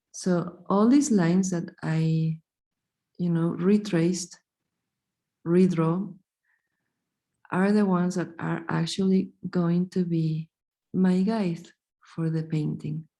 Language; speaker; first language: English; non-native, fluent; Spanish